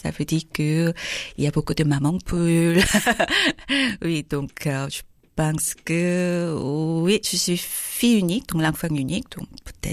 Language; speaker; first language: French; non-native, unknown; Korean